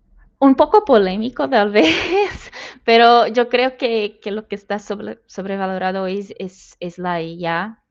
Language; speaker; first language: Spanish; non-native, fluent; Portuguese